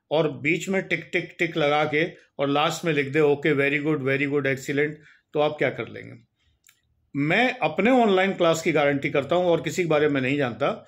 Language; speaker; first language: Hindi; native; Hindi